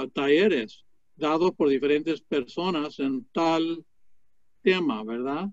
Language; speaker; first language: Spanish; non-native, fluent; English